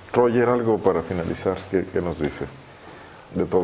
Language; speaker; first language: Spanish; native; Spanish